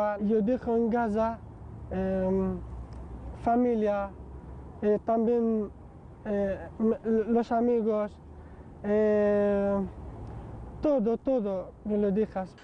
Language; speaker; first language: Spanish; non-native, learner; Arabic